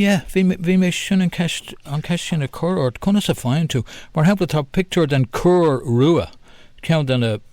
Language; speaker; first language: Irish; non-native, local second language; English